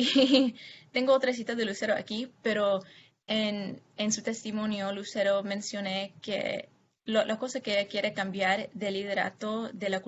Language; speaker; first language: Spanish; non-native, fluent; English